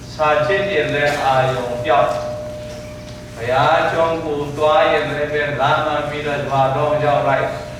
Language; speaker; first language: Burmese; non-native, local second language; Tedim Chin